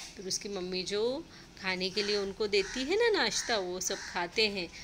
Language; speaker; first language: Hindi; non-native, local second language; Marathi